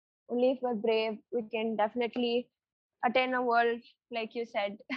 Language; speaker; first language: English; non-native, local second language; Tamil